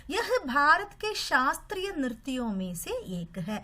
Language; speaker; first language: Hindi; non-native, local second language; Tamil